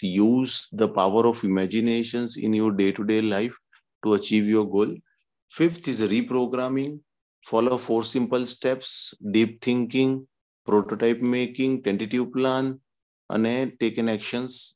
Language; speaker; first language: English; non-native, local second language; Gujarati